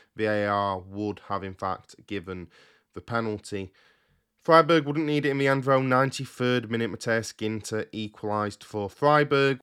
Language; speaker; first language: English; native; English